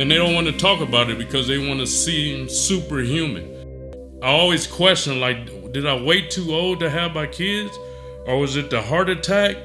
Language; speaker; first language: English; native; English